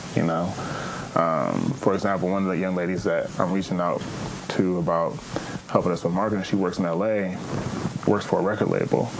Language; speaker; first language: English; native; English